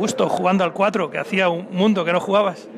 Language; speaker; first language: Spanish; native; Spanish